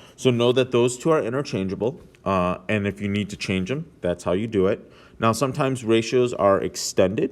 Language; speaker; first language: English; native; English